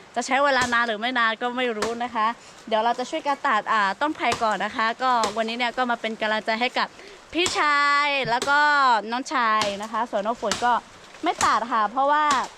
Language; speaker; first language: Thai; non-native, local second language; Lahu